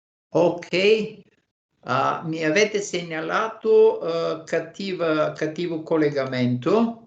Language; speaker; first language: Italian; non-native, fluent; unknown